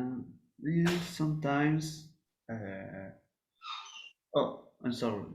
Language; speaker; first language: English; non-native, learner; Spanish